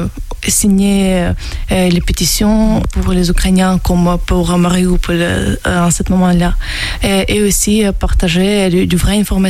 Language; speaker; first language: French; non-native, fluent; Ukrainian